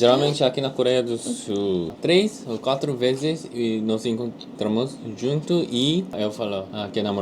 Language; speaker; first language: Portuguese; non-native, learner; Korean